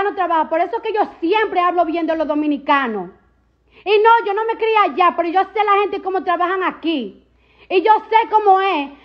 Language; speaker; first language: Spanish; early bilingual, heritage; Spanish